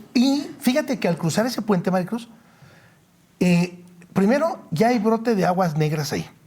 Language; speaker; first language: Spanish; native; Spanish